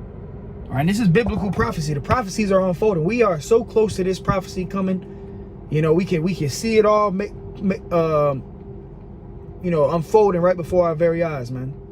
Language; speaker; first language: English; native; English